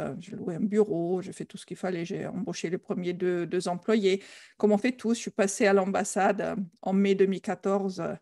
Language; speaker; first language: French; non-native, fluent; German